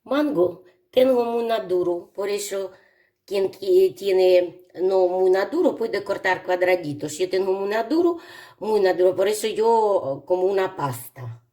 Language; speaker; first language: Spanish; non-native, learner; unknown